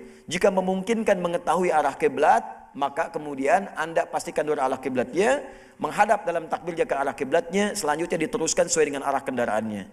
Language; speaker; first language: Indonesian; native; Indonesian